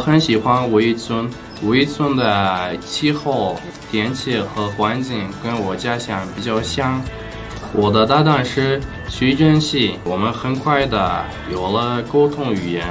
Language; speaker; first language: Chinese; non-native, fluent; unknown